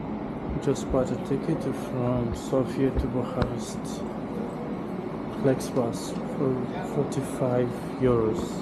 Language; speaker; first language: English; non-native, learner; Arabic